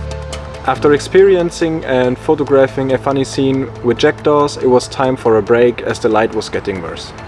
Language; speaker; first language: English; non-native, fluent; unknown